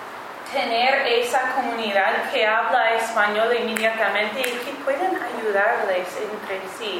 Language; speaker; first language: Spanish; non-native, fluent; English